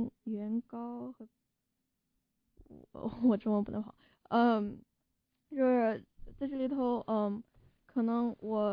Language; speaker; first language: Chinese; early bilingual, heritage; Chinese